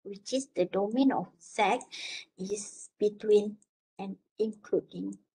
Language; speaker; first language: English; non-native, local second language; Malay